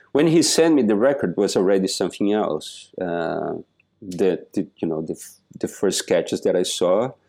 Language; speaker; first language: English; non-native, fluent; Portuguese